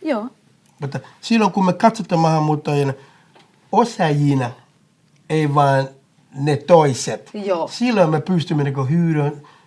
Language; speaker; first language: Finnish; non-native, fluent; English